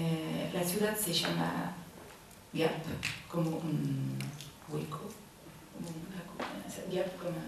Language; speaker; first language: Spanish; non-native, learner; French